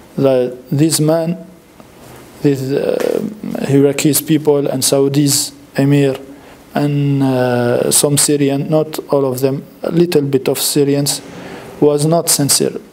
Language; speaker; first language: English; non-native, learner; French